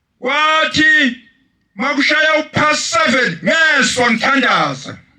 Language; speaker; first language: Zulu; native; Zulu